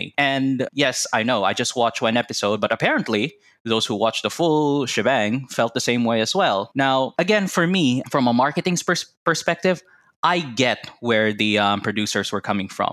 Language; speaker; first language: English; non-native, local second language; Cebuano